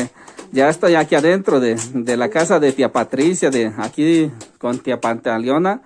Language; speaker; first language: Spanish; native; Spanish